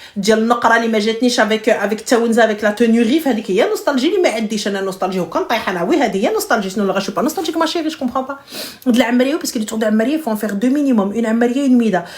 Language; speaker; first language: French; early bilingual, other home language; Arabic